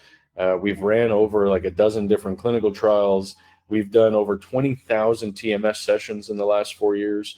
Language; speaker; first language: English; native; English